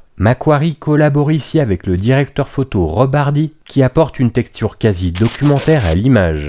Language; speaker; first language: French; native; French